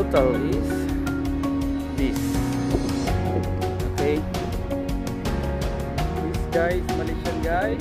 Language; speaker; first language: English; non-native, local second language; Filipino